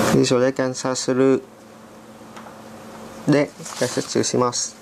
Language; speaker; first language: Japanese; non-native, learner; Vietnamese